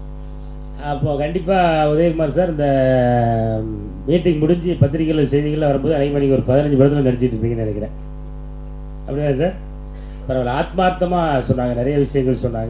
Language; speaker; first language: Tamil; native; Tamil